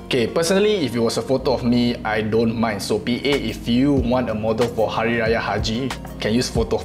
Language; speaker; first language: English; non-native, local second language; Malay